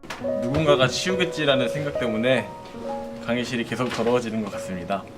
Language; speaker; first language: Korean; native; Korean